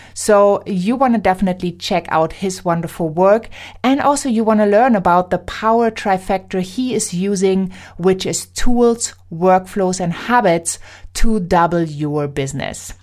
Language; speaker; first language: English; non-native, fluent; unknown